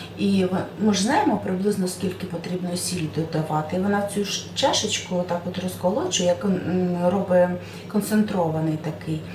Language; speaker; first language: Ukrainian; native; Ukrainian